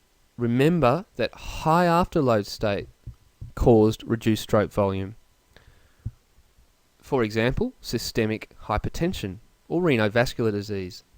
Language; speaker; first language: English; native; English